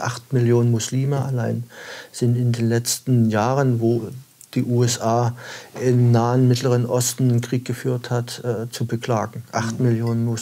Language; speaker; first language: German; native; German